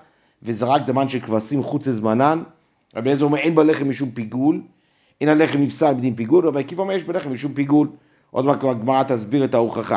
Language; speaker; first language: Hebrew; native; Hebrew